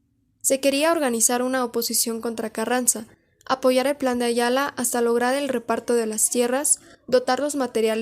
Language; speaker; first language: Spanish; native; Spanish